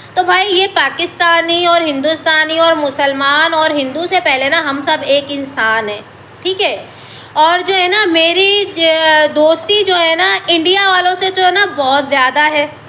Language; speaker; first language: Urdu; native; Urdu